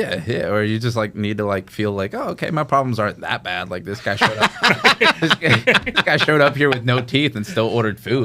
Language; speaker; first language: English; native; English